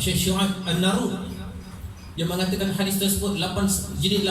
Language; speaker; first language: Malay; native; Malay